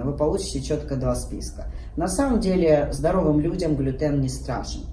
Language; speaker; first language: Russian; native; Russian